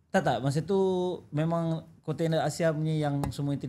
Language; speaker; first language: Malay; native; Malay